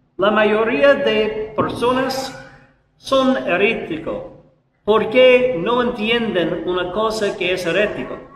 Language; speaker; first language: Spanish; non-native, learner; English